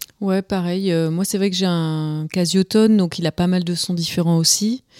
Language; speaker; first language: French; native; French